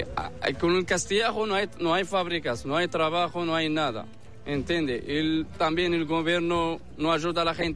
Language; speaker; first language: Spanish; non-native, learner; Arabic